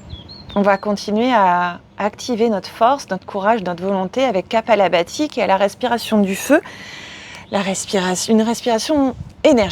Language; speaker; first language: French; native; French